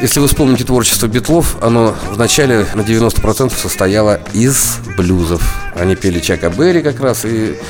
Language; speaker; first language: Russian; native; Russian